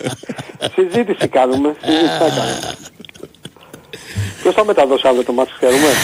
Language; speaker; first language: Greek; native; Greek